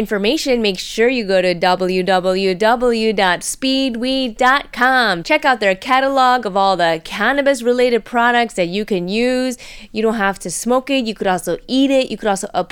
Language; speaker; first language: English; native; English